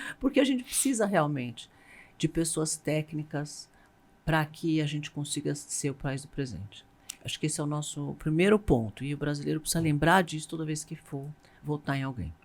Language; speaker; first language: Portuguese; native; Portuguese